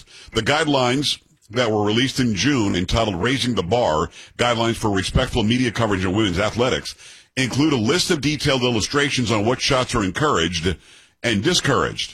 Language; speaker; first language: English; native; English